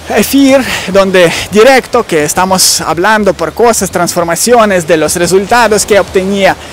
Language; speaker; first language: Spanish; non-native, learner; Ukrainian